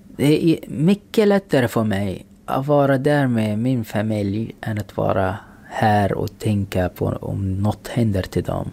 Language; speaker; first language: Swedish; non-native, fluent; Arabic